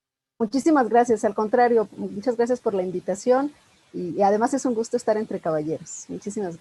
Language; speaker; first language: Spanish; native; Spanish